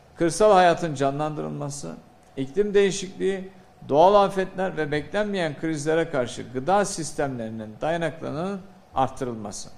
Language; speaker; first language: Turkish; native; Turkish